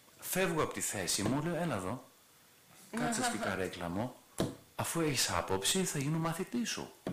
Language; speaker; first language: Greek; non-native, fluent; German